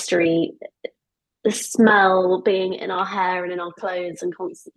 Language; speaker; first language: English; native; English